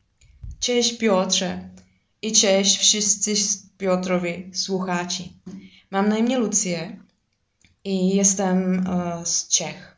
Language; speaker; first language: Polish; non-native, learner; Czech